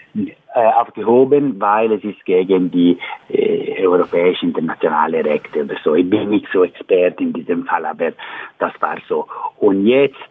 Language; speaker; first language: German; non-native, learner; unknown